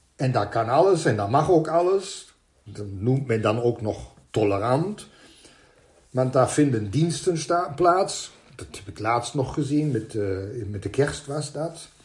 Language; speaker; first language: Dutch; non-native, fluent; German